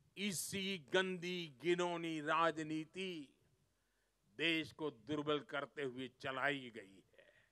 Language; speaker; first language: Hindi; non-native, local second language; Gujarati